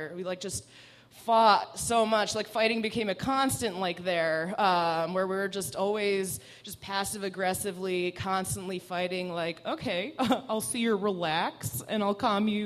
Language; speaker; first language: English; non-native, fluent; Persian